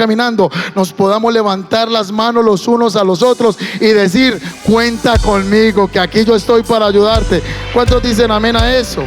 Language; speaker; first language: Spanish; native; Spanish